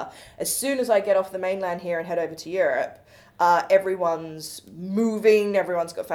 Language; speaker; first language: English; native; English